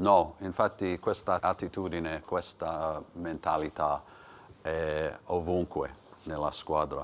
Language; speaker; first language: Italian; non-native, learner; English